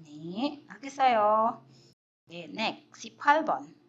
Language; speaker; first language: Korean; non-native, fluent; Indonesian